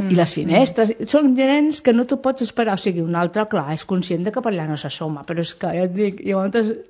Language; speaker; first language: Catalan; non-native, local second language; Spanish